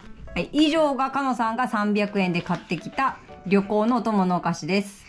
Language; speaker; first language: Japanese; native; Japanese